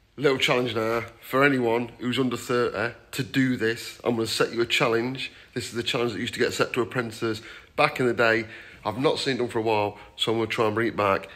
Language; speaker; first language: English; native; English